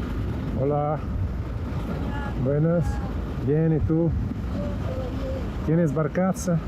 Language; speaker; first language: Spanish; non-native, learner; Portuguese